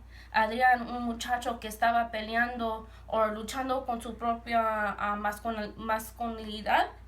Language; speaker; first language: Spanish; early bilingual, heritage; Spanish